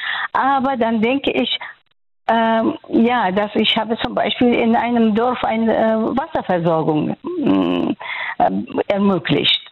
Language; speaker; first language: German; non-native, fluent; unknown